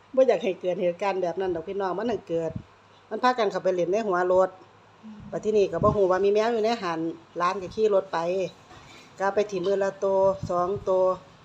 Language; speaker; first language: Thai; native; Thai